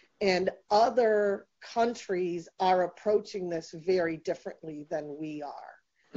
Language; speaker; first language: English; native; English